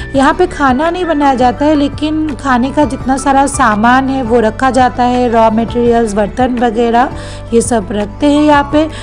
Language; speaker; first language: Hindi; non-native, local second language; Bangla